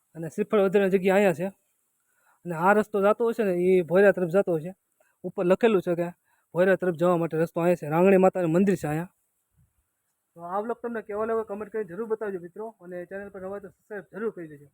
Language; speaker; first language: Gujarati; native; Gujarati